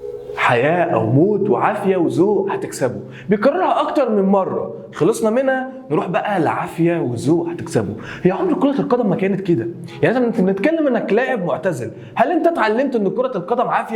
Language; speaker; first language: Arabic; native; Arabic